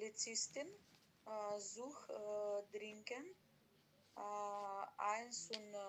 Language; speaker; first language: German; non-native, learner; Macedonian